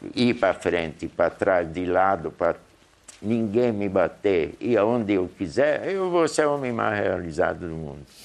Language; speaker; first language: Portuguese; early bilingual, other home language; Hungarian